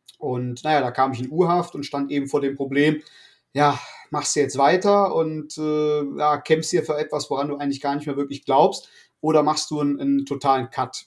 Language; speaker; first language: German; native; German